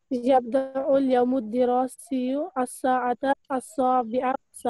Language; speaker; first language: Arabic; non-native, learner; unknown